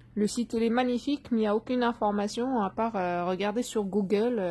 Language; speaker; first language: French; non-native, local second language; Arabic